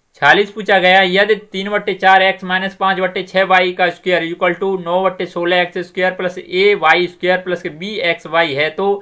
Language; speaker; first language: Hindi; native; Hindi